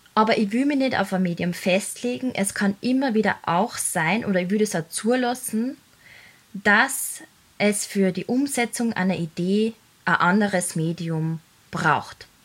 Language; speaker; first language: German; native; German